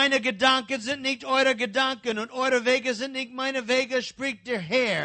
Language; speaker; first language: German; non-native, learner; English